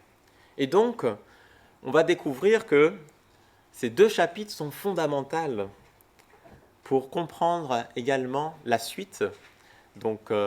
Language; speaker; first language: French; native; French